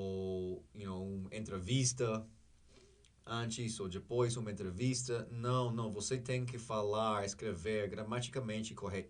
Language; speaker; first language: Portuguese; non-native, learner; English